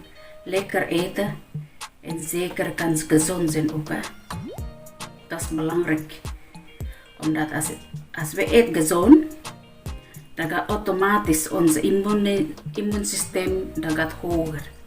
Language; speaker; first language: Dutch; non-native, learner; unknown